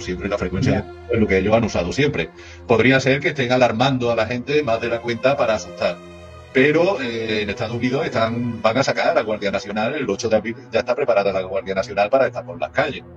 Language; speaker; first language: Spanish; native; Spanish